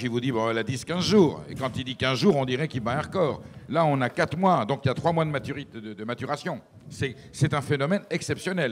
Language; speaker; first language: French; native; French